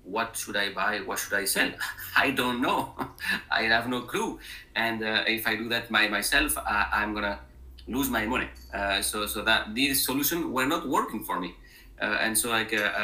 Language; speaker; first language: English; non-native, fluent; French